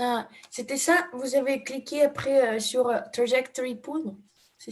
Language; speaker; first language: French; non-native, fluent; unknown